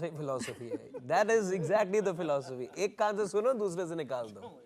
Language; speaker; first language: Hindi; native; Hindi